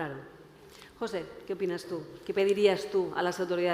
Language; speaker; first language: Spanish; native; Spanish